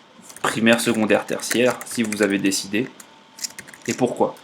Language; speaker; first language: French; native; French